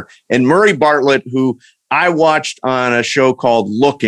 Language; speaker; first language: English; native; English